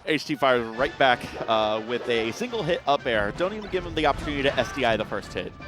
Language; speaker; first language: English; native; English